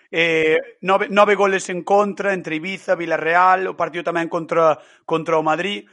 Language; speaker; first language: Galician; native; Galician